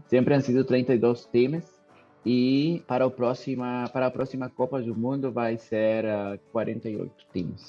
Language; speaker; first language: Portuguese; non-native, fluent; Spanish